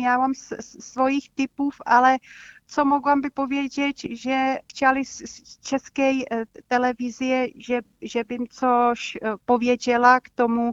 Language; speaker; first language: Polish; non-native, fluent; Czech